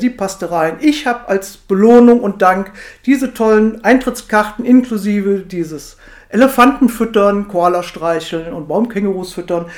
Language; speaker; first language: German; native; German